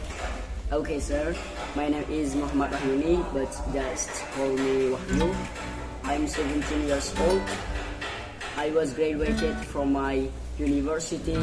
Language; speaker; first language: English; non-native, learner; Indonesian